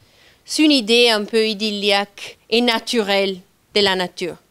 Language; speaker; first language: French; non-native, fluent; Italian